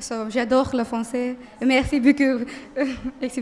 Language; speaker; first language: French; non-native, learner; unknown